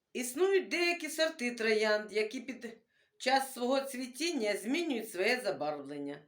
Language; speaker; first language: Ukrainian; non-native, local second language; Russian